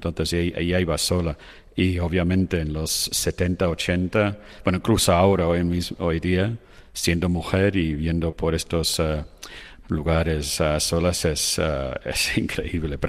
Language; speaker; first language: Spanish; non-native, fluent; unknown